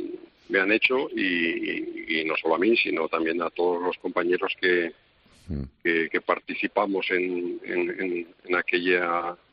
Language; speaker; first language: Spanish; native; Spanish